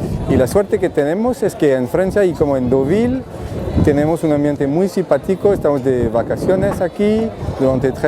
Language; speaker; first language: Spanish; non-native, fluent; French